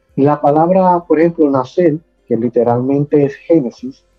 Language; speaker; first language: Spanish; native; Spanish